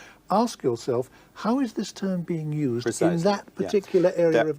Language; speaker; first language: English; native; English